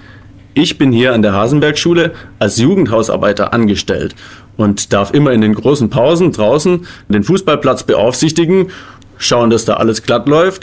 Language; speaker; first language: German; native; German